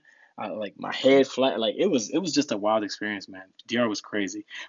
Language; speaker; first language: English; early bilingual, other home language; Spanish